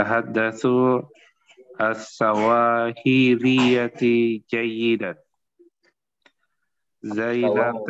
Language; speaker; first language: Arabic; non-native, learner; Indonesian